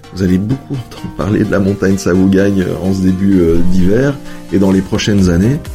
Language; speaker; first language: French; native; French